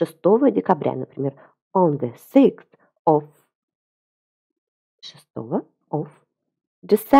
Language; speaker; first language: English; non-native, fluent; Russian